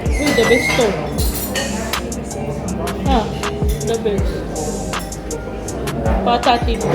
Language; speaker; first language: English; non-native, local second language; Filipino